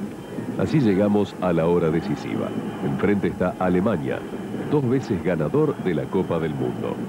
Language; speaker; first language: Spanish; native; Spanish